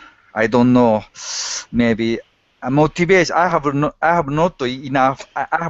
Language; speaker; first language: English; non-native, learner; Japanese